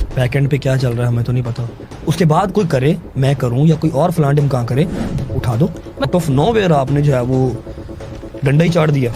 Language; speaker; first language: Urdu; non-native, local second language; Punjabi